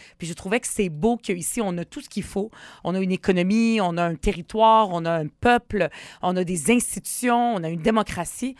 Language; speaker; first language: French; early bilingual, other home language; Arabic